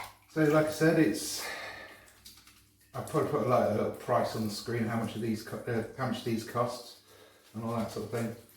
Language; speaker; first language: English; native; English